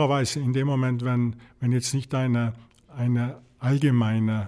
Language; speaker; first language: German; native; German